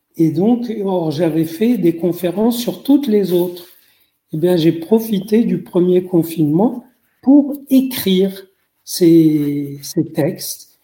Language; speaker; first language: French; non-native, local second language; Arabic